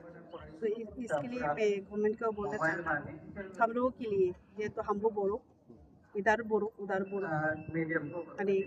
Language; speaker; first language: Hindi; non-native, learner; Kok Borok